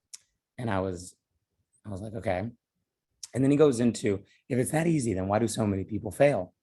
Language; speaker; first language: English; native; English